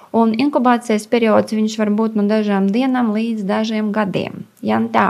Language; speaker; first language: Latvian; non-native, local second language; Russian